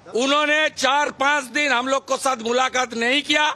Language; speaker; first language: Hindi; non-native, local second language; Bangla